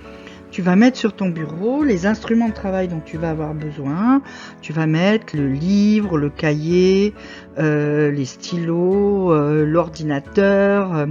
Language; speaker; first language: French; native; French